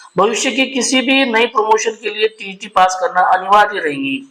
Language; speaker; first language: Hindi; non-native, local second language; Marathi